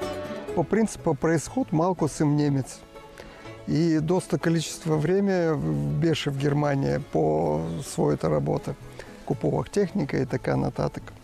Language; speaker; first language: Bulgarian; non-native, learner; Russian